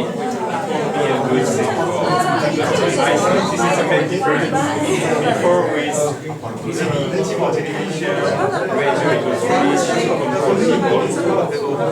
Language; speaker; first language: English; non-native, fluent; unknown